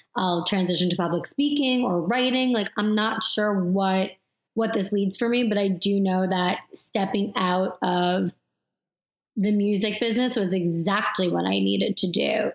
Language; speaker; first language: English; native; English